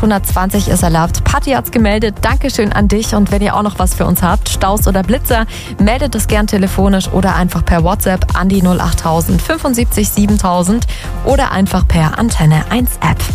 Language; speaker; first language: German; native; German